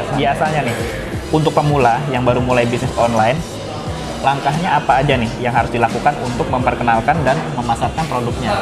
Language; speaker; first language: Indonesian; native; Indonesian